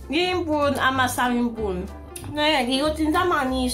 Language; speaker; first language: Korean; non-native, learner; Cantonese